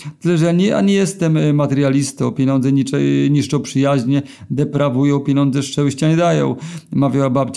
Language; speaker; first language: Polish; native; Polish